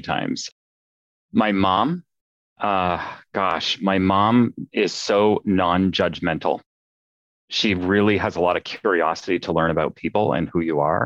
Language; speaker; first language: English; native; English